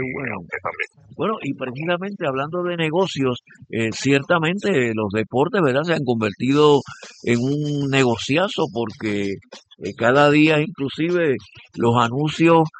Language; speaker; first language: Spanish; native; Spanish